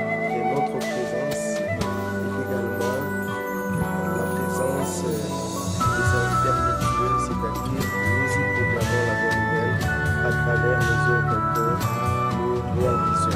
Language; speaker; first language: French; non-native, fluent; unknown